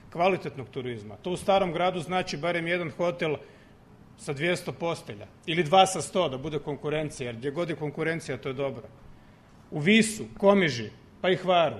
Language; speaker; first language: Croatian; native; Croatian